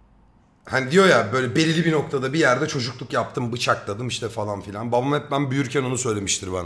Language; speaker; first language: Turkish; native; Turkish